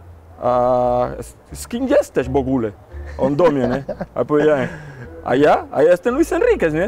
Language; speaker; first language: Polish; non-native, learner; Spanish